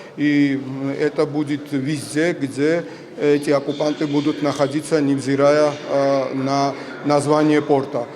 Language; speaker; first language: Russian; non-native, local second language; Georgian